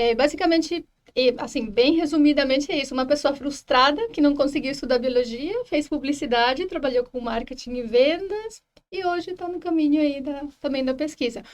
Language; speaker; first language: Portuguese; non-native, fluent; Spanish